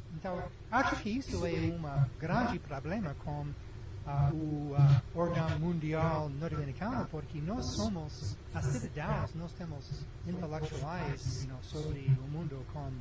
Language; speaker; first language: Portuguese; non-native, learner; English